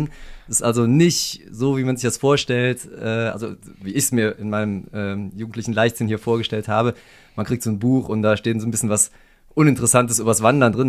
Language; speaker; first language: German; native; German